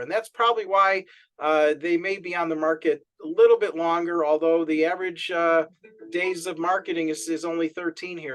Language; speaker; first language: English; native; English